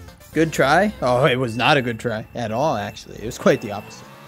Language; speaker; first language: English; native; English